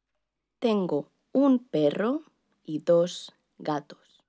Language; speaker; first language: Spanish; non-native, learner; English